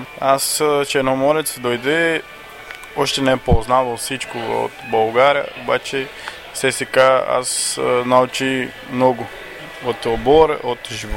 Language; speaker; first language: Bulgarian; non-native, learner; Portuguese